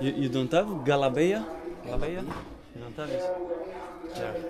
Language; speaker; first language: English; non-native, learner; French